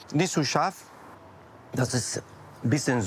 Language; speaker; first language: German; non-native, learner; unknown